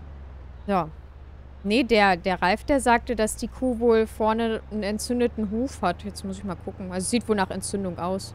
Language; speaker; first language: German; native; German